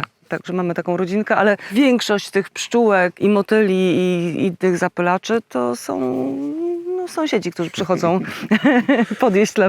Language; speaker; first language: Polish; native; Polish